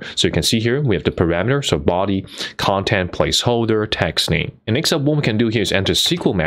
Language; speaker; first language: English; non-native, fluent; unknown